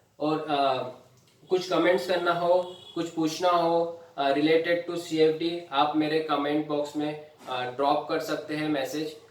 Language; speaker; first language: Hindi; non-native, local second language; Marathi